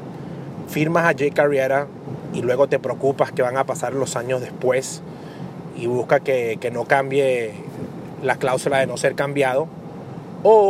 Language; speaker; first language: Spanish; early bilingual, heritage; Spanish